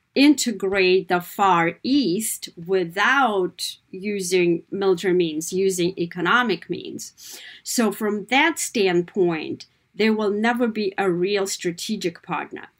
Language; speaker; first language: English; non-native, fluent; Kazakh